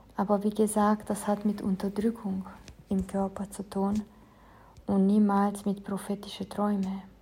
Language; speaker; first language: German; non-native, fluent; Romanian